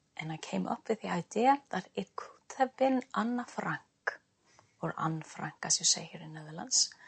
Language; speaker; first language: English; non-native, fluent; Icelandic